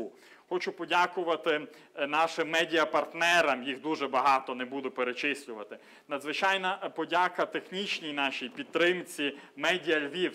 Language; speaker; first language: Ukrainian; native; Ukrainian